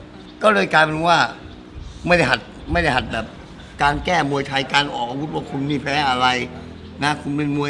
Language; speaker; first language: Thai; native; Thai